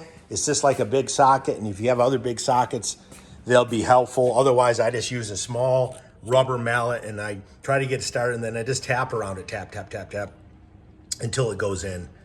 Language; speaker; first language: English; native; English